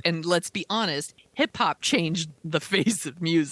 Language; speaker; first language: English; native; English